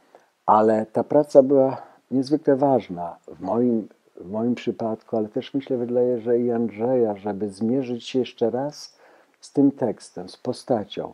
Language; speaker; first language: Polish; native; Polish